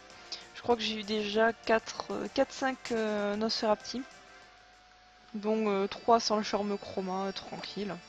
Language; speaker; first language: French; native; French